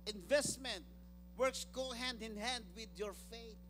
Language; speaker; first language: English; non-native, local second language; Filipino